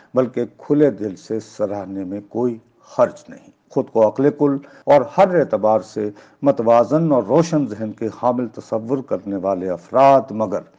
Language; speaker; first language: Urdu; non-native, local second language; Punjabi